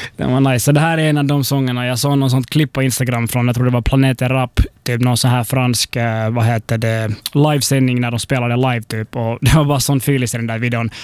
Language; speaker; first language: Swedish; native; Swedish